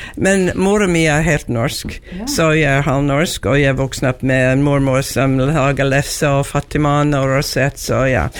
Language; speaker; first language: Norwegian; non-native, learner; English